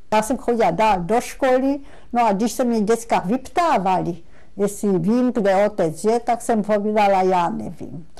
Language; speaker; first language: Czech; non-native, local second language; German